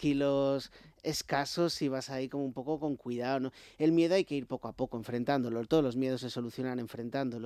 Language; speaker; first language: Spanish; native; Spanish